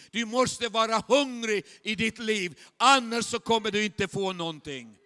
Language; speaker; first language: Swedish; non-native, fluent; Chinese